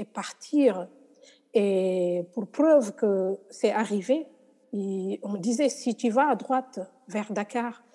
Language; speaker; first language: French; non-native, local second language; Wolof